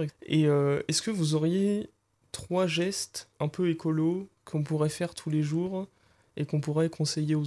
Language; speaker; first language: French; native; French